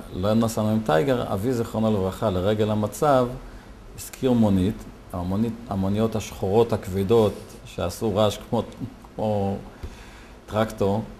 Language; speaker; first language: Hebrew; native; Hebrew